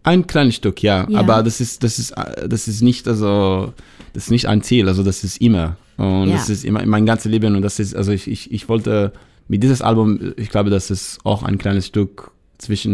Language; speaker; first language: German; non-native, learner; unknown